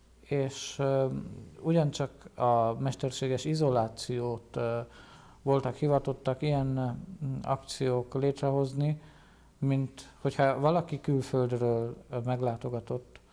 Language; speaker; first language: Hungarian; native; Hungarian